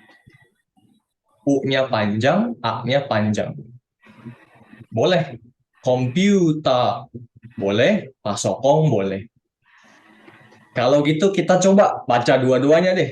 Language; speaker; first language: Indonesian; native; Indonesian